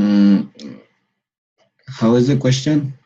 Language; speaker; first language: English; non-native, learner; Spanish